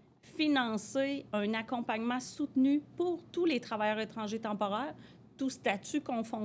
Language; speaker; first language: French; native; French